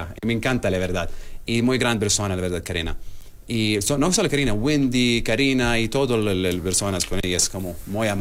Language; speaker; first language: Spanish; non-native, learner; Arabic